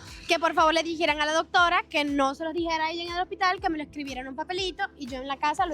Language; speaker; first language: Spanish; native; Spanish